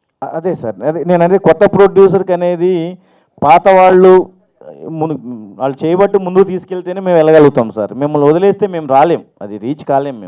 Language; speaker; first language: Telugu; native; Telugu